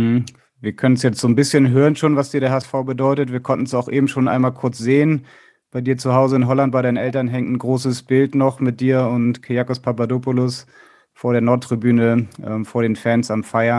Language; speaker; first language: German; native; German